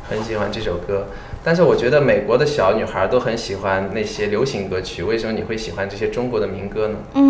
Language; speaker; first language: Chinese; native; Chinese